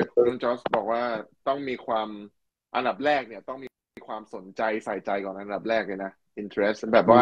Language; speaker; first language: Thai; native; Thai